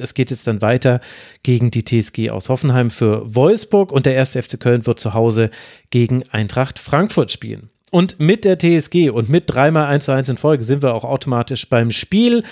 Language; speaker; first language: German; native; German